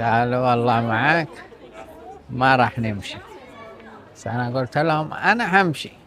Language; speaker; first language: Arabic; native; Arabic